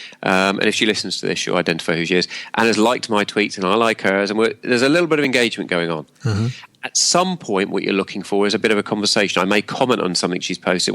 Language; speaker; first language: English; native; English